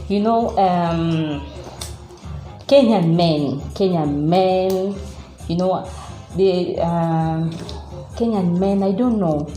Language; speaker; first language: English; non-native, learner; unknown